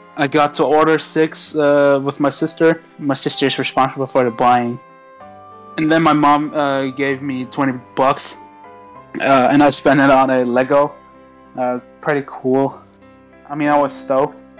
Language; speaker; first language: English; non-native, fluent; German